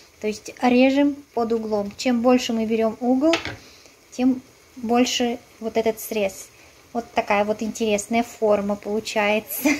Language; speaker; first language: Russian; native; Russian